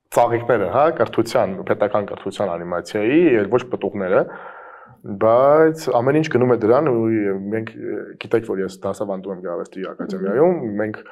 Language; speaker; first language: Armenian; native; Armenian